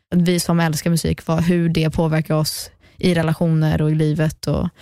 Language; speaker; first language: Swedish; early bilingual, heritage; Swedish